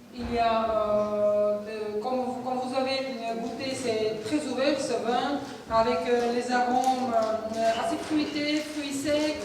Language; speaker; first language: French; non-native, fluent; Georgian